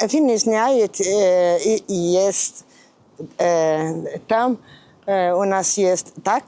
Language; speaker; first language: Russian; non-native, learner; Portuguese